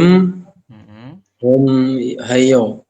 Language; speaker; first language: Korean; non-native, learner; Indonesian